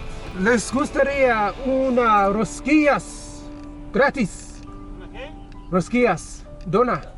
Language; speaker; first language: Spanish; non-native, learner; English